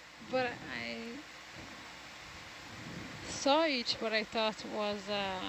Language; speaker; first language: English; non-native, fluent; Portuguese